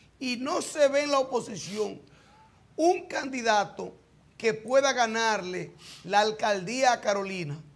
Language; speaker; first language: Spanish; native; Spanish